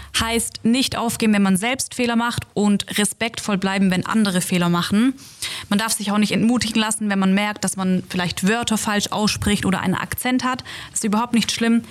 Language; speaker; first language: German; native; German